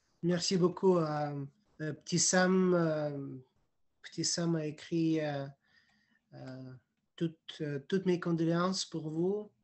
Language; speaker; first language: French; non-native, fluent; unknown